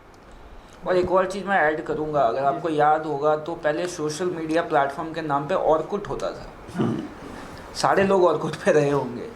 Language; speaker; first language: Hindi; native; Hindi